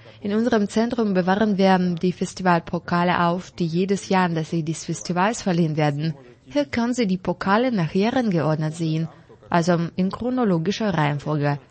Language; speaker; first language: German; non-native, fluent; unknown